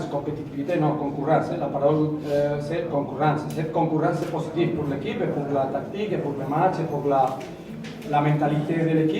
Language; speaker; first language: French; non-native, fluent; Spanish